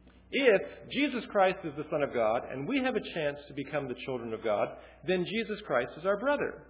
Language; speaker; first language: English; early bilingual, other home language; Chinese